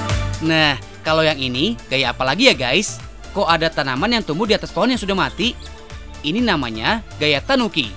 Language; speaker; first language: Indonesian; native; Indonesian